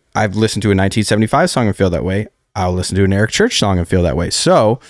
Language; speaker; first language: English; native; English